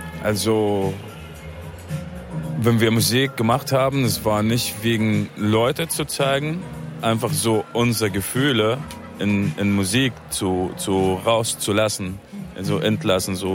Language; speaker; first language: German; non-native, fluent; Arabic